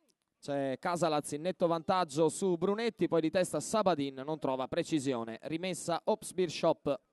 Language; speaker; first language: Italian; native; Italian